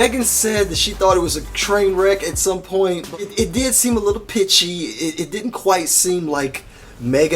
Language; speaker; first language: English; native; English